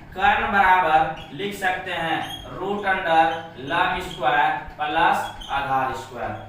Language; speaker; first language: Hindi; native; Hindi